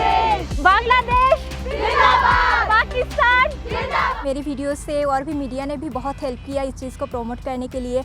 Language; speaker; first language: Hindi; non-native, fluent; Bangla